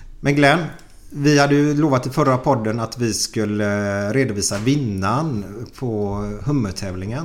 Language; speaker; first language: Swedish; native; Swedish